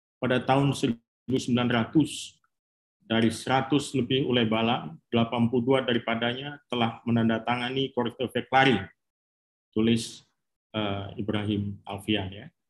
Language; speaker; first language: Indonesian; native; Indonesian